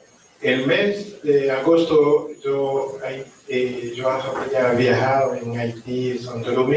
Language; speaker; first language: Spanish; non-native, learner; Haitian Creole